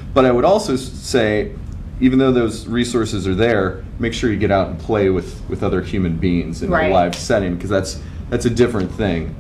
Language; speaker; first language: English; native; English